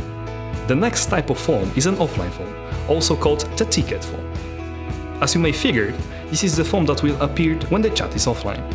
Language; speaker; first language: English; non-native, fluent; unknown